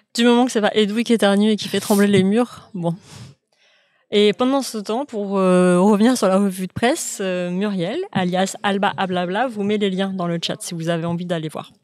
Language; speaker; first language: French; native; French